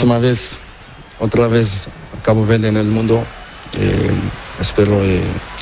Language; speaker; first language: Spanish; non-native, learner; Portuguese